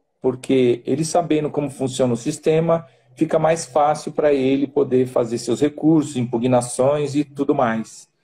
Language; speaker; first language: Portuguese; native; Portuguese